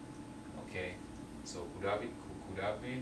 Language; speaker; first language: Russian; non-native, learner; English